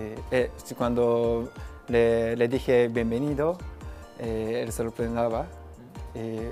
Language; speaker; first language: Spanish; non-native, learner; Japanese